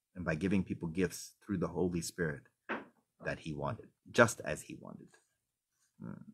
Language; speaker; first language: English; native; English